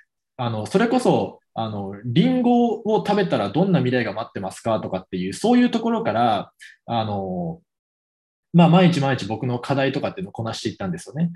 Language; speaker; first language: Japanese; native; Japanese